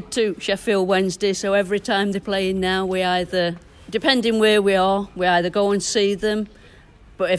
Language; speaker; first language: English; native; English